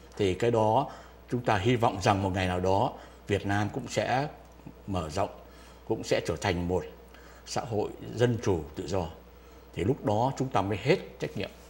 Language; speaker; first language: Vietnamese; native; Vietnamese